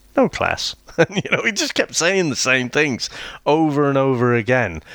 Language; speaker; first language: English; native; English